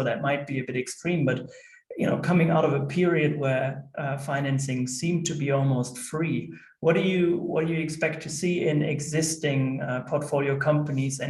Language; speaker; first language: English; non-native, fluent; German